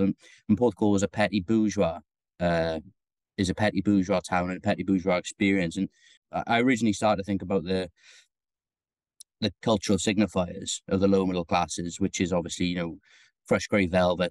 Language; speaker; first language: English; native; English